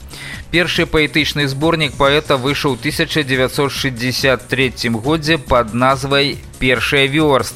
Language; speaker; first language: Belarusian; native; Belarusian